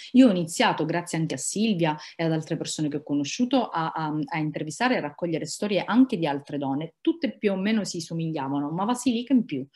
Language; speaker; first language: Italian; native; Italian